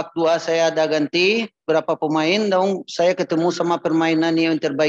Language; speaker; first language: Indonesian; non-native, learner; Portuguese